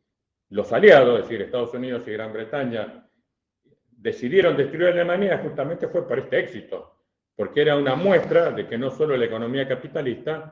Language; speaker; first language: Spanish; native; Spanish